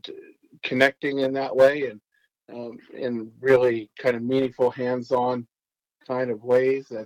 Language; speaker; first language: English; native; English